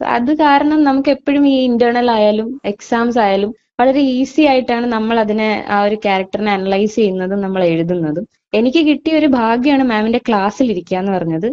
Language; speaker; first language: Malayalam; early bilingual, heritage; Malayalam